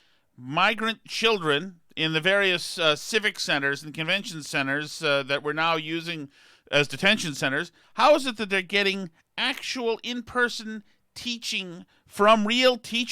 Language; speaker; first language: English; native; English